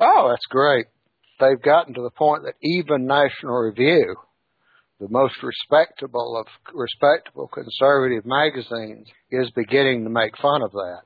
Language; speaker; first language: English; native; English